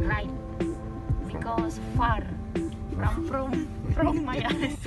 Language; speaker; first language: English; non-native, learner; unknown